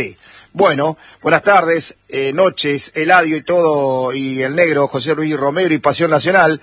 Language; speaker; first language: Spanish; native; Spanish